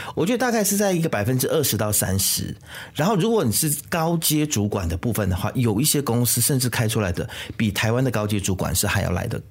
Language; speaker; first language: Chinese; native; Chinese